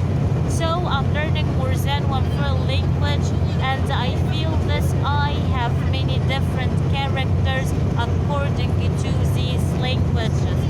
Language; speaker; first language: English; non-native, learner; Arabic